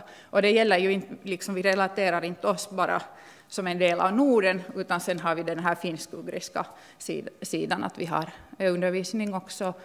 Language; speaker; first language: Swedish; non-native, local second language; Finnish